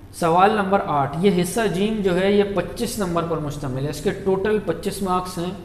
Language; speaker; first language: Urdu; native; Urdu